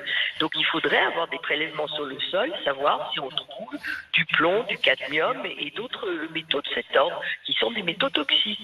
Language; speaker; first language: French; native; French